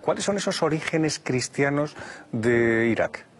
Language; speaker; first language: Spanish; native; Spanish